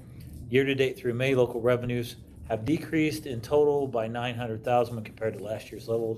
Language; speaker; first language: English; native; English